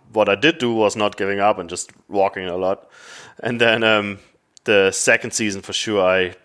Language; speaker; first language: English; non-native, fluent; German